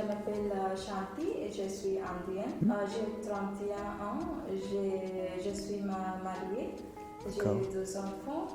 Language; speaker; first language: French; non-native, learner; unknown